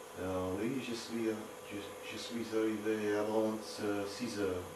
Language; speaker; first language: French; non-native, learner; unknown